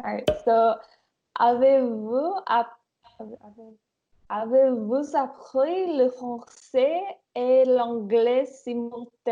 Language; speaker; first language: French; non-native, learner; English